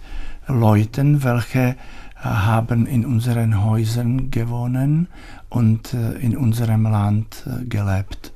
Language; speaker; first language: German; non-native, learner; Czech